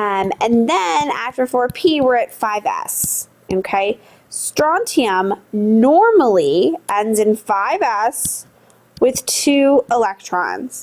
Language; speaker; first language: English; native; English